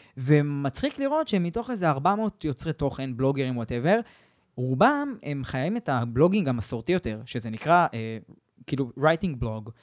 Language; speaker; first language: Hebrew; early bilingual, other home language; English